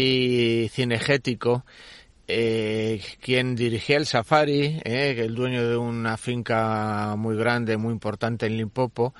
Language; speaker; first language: Spanish; native; Spanish